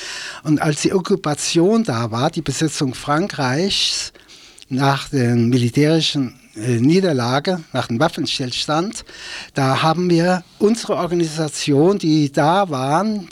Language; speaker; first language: German; native; German